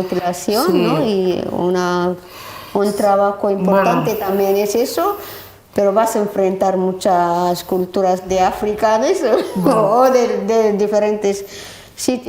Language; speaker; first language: Spanish; non-native, learner; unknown